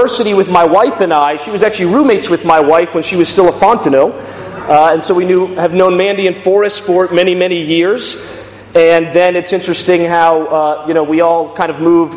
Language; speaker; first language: English; native; English